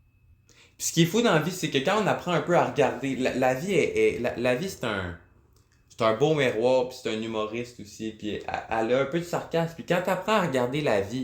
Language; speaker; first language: French; native; French